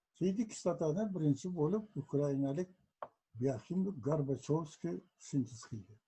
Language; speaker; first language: Uzbek; native; Uzbek